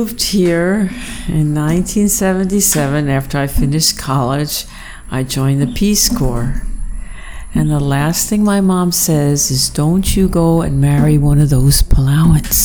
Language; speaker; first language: English; native; English